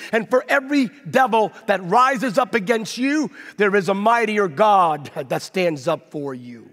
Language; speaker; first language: English; native; English